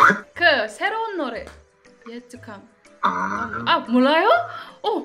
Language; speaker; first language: Korean; non-native, learner; Indonesian